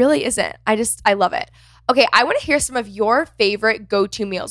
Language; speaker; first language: English; native; English